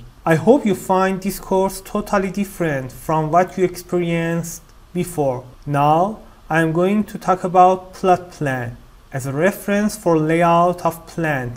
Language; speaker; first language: English; non-native, fluent; Persian